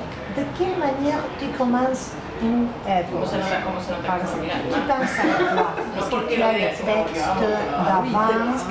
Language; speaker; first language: French; non-native, learner; Spanish